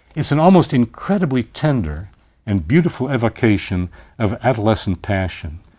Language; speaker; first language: English; native; English